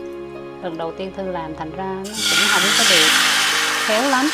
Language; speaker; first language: Vietnamese; native; Vietnamese